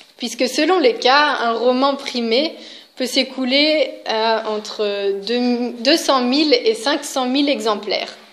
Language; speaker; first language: French; native; French